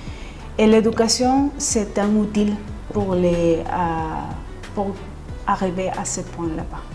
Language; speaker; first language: French; non-native, fluent; Spanish